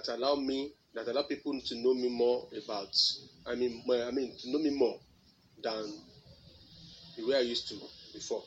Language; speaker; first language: English; non-native, local second language; Yoruba